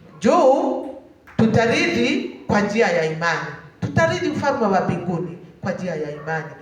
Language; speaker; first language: Swahili; non-native, local second language; Kikuyu